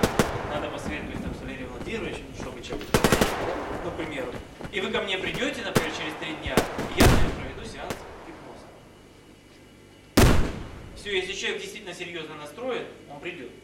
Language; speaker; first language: Russian; native; Russian